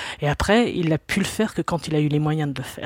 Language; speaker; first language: French; native; French